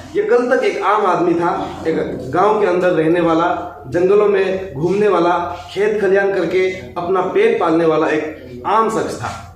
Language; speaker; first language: Hindi; non-native, local second language; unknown